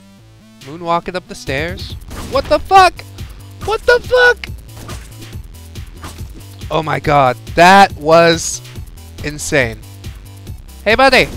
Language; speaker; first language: English; native; English